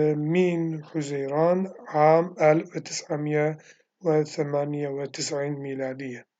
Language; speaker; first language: Arabic; non-native, fluent; Turkish